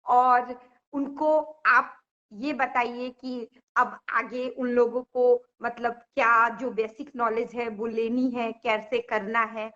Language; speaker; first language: Hindi; native; Hindi